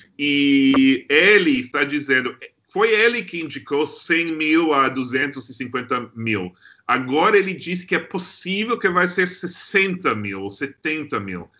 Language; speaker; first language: Portuguese; non-native, fluent; English